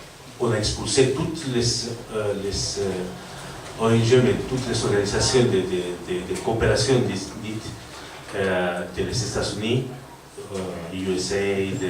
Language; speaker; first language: French; non-native, learner; Spanish